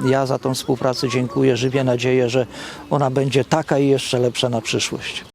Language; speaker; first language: Polish; native; Polish